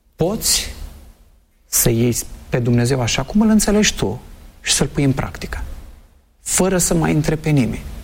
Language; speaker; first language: Romanian; native; Romanian